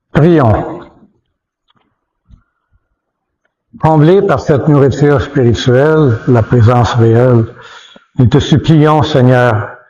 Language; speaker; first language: French; native; French